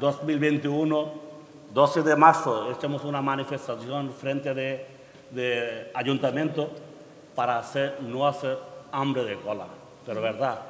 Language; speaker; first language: Spanish; non-native, learner; Bangla